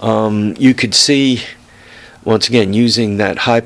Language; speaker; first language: English; native; English